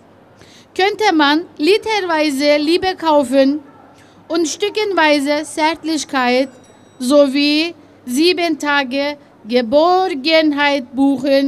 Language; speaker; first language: German; early bilingual, other home language; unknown